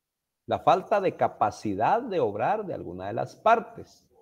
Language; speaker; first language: Spanish; native; Spanish